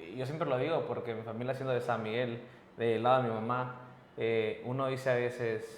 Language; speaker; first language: Spanish; early bilingual, heritage; Spanish